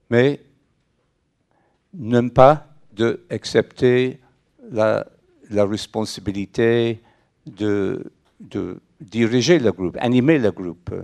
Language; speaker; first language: French; non-native, fluent; English